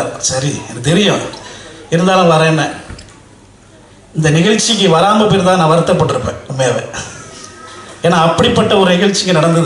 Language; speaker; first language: Tamil; native; Tamil